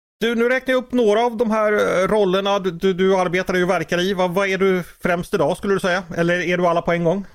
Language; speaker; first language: Swedish; native; Swedish